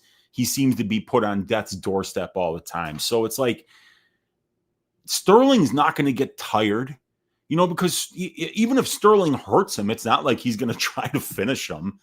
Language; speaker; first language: English; native; English